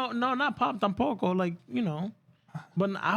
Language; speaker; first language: English; early bilingual, other home language; Spanish